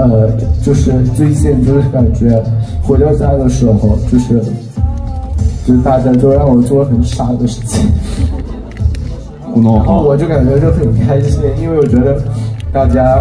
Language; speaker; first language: Chinese; non-native, fluent; Thai